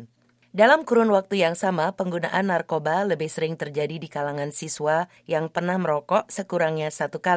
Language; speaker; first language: Indonesian; native; Indonesian